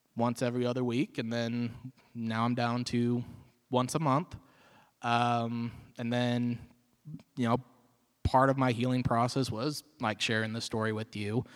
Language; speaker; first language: English; native; English